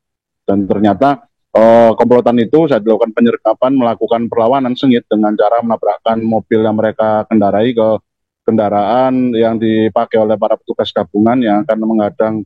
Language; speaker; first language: Indonesian; native; Indonesian